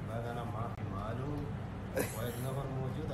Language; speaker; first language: Arabic; non-native, learner; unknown